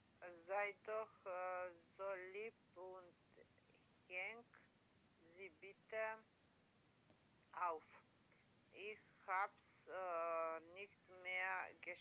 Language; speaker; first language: German; non-native, learner; Macedonian